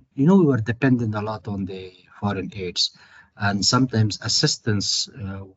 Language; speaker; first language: English; non-native, fluent; Persian